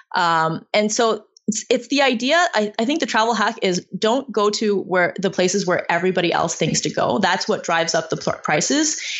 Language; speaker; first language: English; non-native, fluent; Chinese